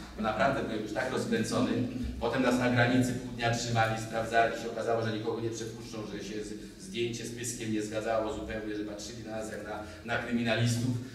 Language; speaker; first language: Polish; native; Polish